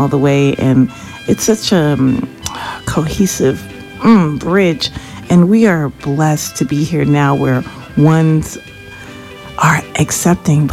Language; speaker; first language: English; early bilingual, other home language; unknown